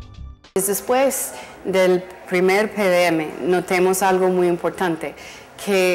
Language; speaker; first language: Spanish; non-native, fluent; English